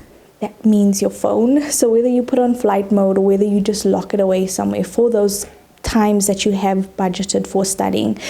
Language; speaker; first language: English; native; English